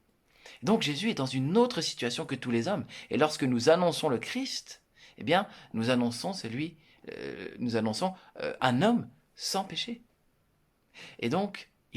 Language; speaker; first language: French; native; French